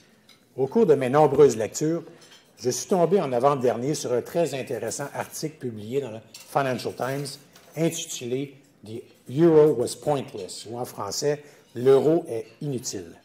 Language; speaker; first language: French; native; French